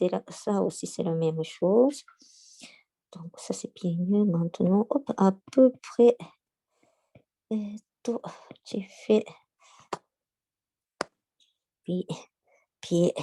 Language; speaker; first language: French; non-native, learner; Japanese